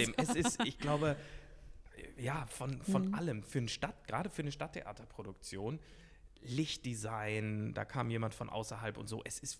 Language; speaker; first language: German; native; German